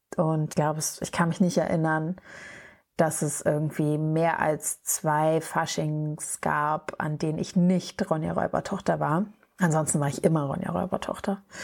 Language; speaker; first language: German; native; German